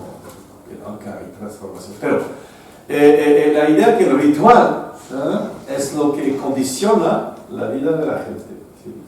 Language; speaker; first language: Spanish; non-native, fluent; French